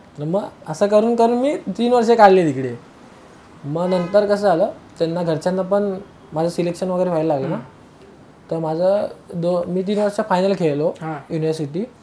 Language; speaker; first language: Marathi; native; Marathi